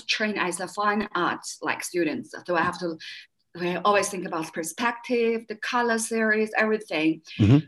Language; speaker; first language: English; non-native, fluent; Chinese